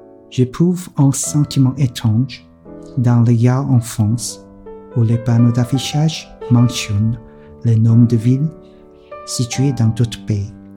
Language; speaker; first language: French; non-native, fluent; Korean